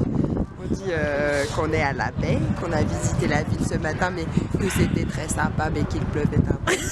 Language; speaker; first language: French; native; French